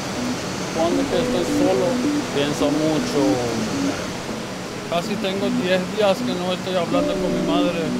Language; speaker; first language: Spanish; non-native, learner; Haitian Creole